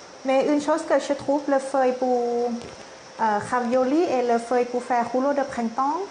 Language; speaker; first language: French; non-native, learner; Thai